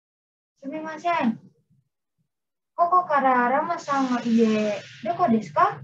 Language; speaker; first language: Japanese; non-native, learner; Indonesian